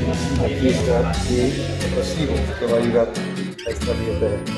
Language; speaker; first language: Spanish; non-native, fluent; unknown